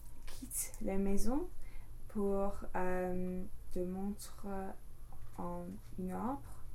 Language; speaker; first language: French; non-native, learner; English